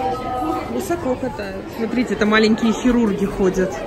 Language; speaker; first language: Russian; native; Russian